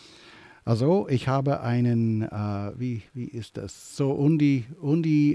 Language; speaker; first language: German; early bilingual, heritage; English